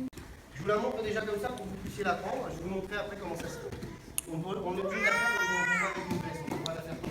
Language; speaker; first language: French; native; French